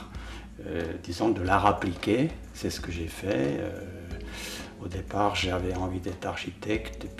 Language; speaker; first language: French; native; French